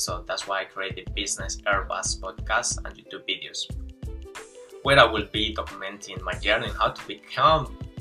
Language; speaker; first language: English; non-native, fluent; Spanish